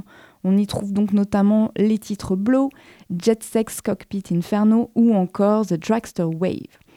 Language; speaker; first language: French; native; French